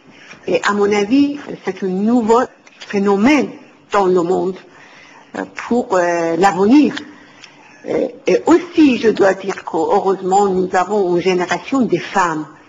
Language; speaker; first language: French; non-native, fluent; Persian